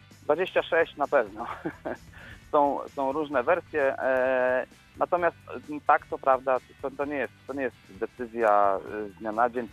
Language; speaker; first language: Polish; native; Polish